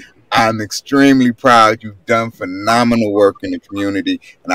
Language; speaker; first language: English; native; English